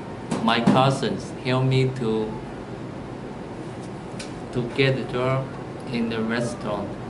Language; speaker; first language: English; non-native, learner; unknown